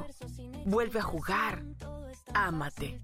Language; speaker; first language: Spanish; native; Spanish